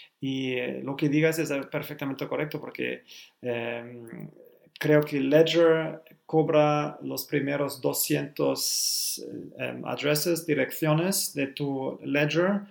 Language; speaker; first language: Spanish; non-native, learner; German